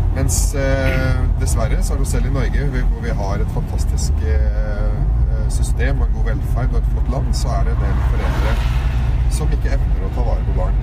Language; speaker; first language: Norwegian; early bilingual, other home language; Arabic